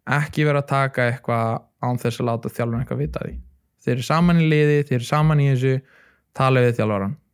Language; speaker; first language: Icelandic; early bilingual, other home language; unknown